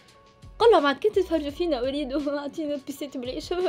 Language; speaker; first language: Arabic; native; Arabic